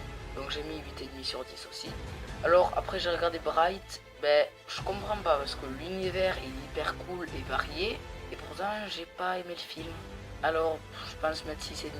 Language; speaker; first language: French; native; French